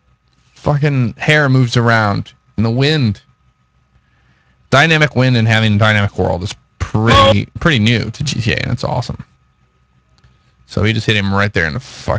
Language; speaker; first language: English; native; English